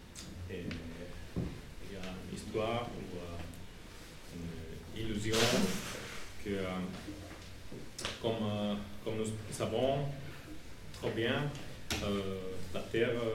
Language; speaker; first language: French; non-native, learner; Finnish